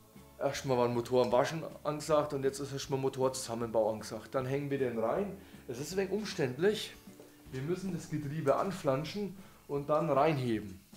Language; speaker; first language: German; native; German